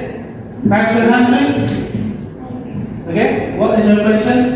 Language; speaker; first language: English; non-native, fluent; Indonesian